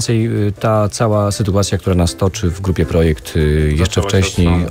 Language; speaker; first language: Polish; native; Polish